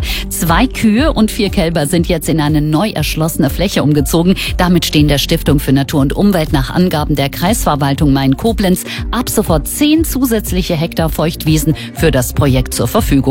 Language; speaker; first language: German; native; German